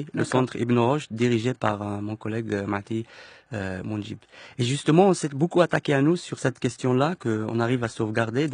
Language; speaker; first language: French; non-native, local second language; Arabic